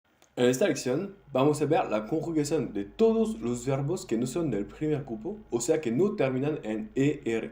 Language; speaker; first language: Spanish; non-native, fluent; French